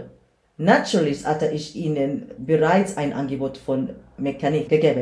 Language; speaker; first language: German; non-native, learner; English